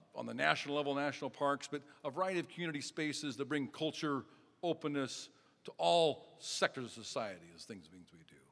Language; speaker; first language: English; native; English